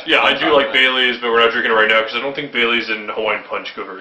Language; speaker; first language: English; native; English